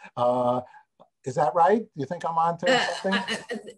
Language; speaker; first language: English; native; English